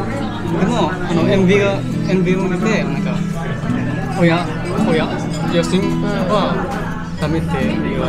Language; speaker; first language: Japanese; non-native, fluent; Indonesian